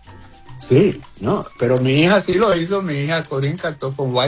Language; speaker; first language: Spanish; early bilingual, heritage; Spanish